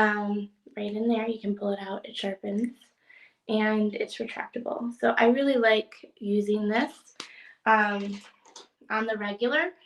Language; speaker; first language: English; native; English